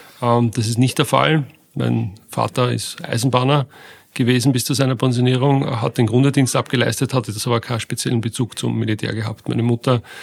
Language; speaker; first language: German; native; German